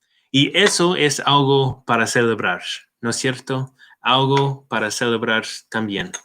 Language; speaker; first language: Spanish; non-native, fluent; English